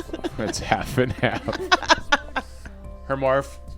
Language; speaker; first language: English; native; English